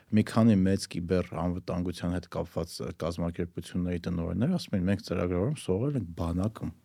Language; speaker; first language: Armenian; native; Armenian